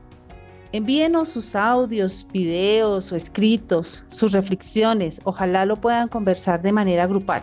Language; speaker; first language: Spanish; native; Spanish